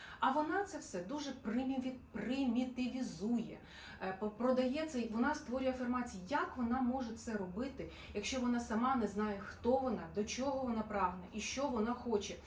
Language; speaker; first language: Ukrainian; non-native, local second language; Russian